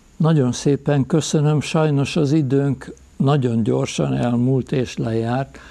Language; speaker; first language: Hungarian; native; Hungarian